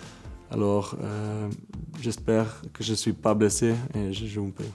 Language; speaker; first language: French; non-native, local second language; Dutch